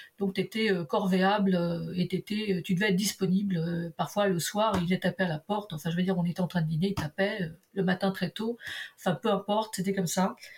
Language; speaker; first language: French; early bilingual, other home language; Portuguese